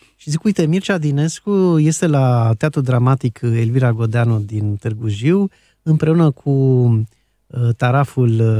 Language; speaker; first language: Romanian; native; Romanian